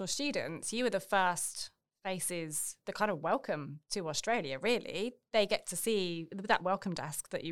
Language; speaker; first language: English; native; English